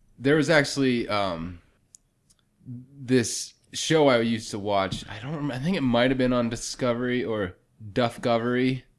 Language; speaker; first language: English; native; English